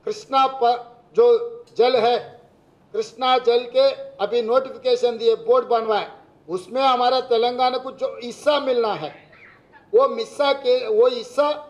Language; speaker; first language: Hindi; non-native, local second language; Telugu